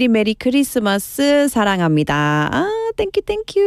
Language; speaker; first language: Korean; non-native, learner; English